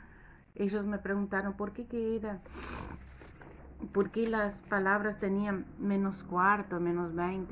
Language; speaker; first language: Spanish; non-native, fluent; Portuguese